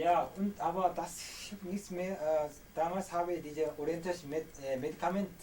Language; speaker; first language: German; non-native, learner; Korean